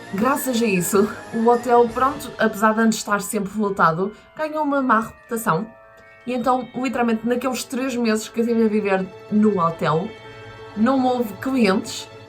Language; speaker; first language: Portuguese; native; Portuguese